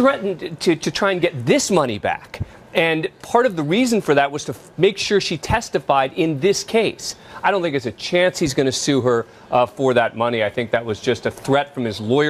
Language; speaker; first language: English; native; English